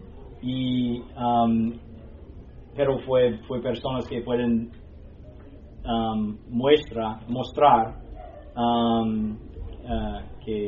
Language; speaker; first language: Spanish; non-native, learner; English